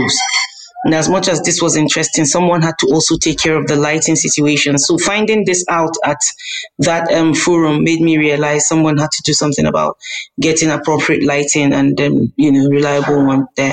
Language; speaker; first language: English; non-native, local second language; Hausa